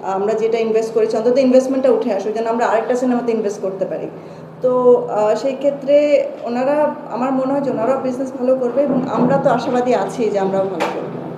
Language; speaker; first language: Bangla; early bilingual, heritage; Bangla